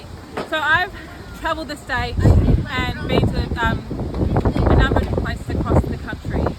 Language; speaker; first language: English; native; English